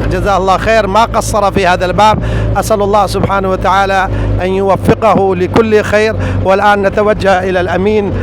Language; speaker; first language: Arabic; non-native, fluent; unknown